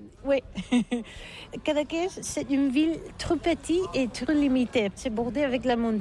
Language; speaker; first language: French; non-native, learner; Catalan